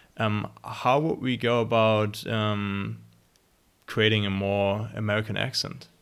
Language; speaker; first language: English; non-native, fluent; German